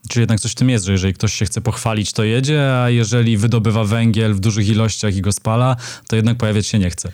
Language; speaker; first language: Polish; native; Polish